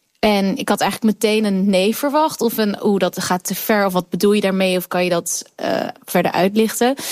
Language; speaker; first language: Dutch; early bilingual, other home language; Kurdish